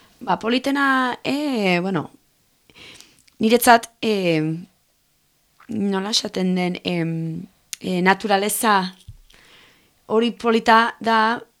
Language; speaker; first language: Basque; non-native, learner; Spanish